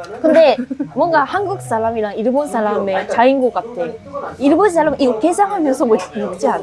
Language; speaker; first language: Korean; non-native, fluent; Japanese